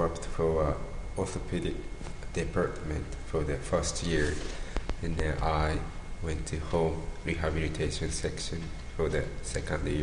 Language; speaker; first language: English; non-native, fluent; Japanese